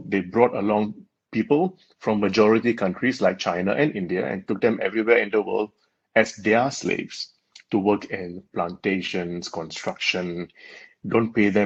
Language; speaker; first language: English; non-native, local second language; Tamil